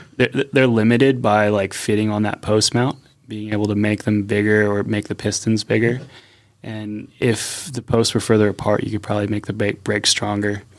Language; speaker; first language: English; native; English